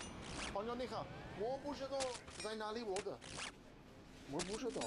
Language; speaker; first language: Chinese; non-native, learner; English